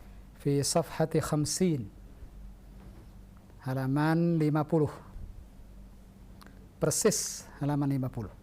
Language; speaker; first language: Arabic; non-native, fluent; Indonesian